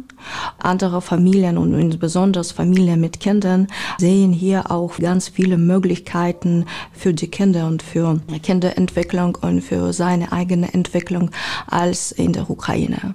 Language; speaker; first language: German; non-native, learner; Ukrainian